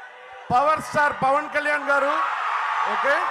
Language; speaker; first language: Telugu; non-native, learner; Tamil